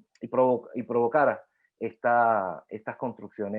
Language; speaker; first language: Spanish; native; Spanish